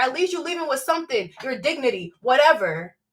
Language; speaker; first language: English; native; English